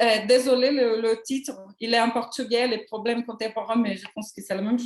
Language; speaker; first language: French; non-native, learner; Portuguese